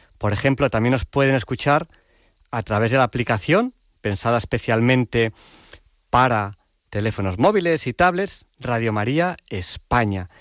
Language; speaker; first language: Spanish; native; Spanish